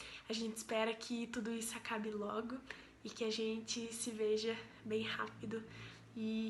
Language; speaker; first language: Portuguese; native; Portuguese